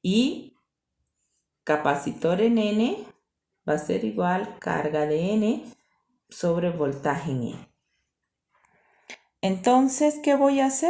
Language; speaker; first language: Spanish; native; Spanish